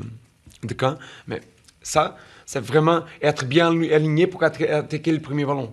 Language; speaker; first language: French; non-native, fluent; Portuguese